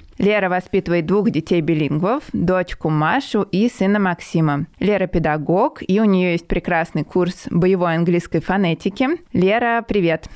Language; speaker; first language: Russian; native; Russian